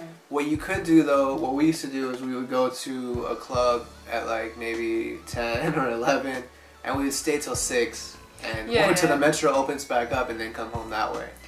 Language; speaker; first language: English; native; English